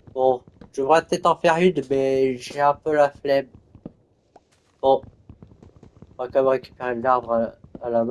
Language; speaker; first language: French; native; French